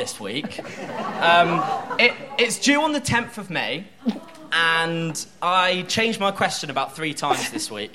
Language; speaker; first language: English; native; English